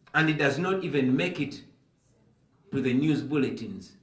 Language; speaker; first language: English; non-native, local second language; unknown